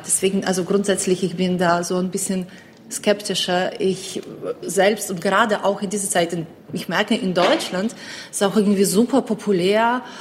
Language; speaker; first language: German; non-native, fluent; Ukrainian